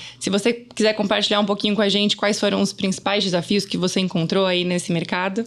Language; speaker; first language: Portuguese; native; Portuguese